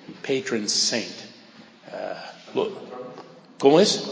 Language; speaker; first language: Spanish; non-native, fluent; English